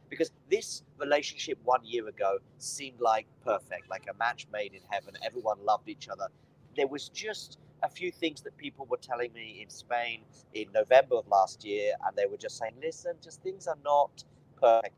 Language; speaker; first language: English; native; English